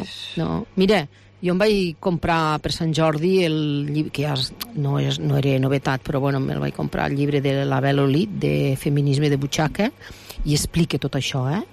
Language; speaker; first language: Catalan; native; Catalan